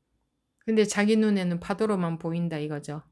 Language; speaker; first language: Korean; native; Korean